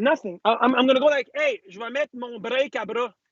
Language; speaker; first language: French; native; French